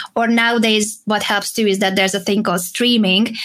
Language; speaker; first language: English; non-native, fluent; Hungarian